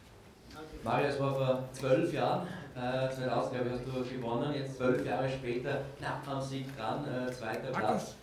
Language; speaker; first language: German; native; German